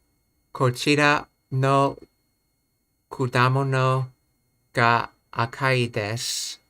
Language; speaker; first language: Japanese; non-native, learner; English